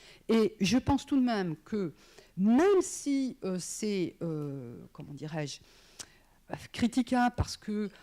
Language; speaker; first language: French; native; French